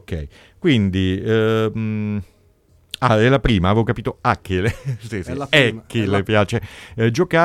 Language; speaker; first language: Italian; native; Italian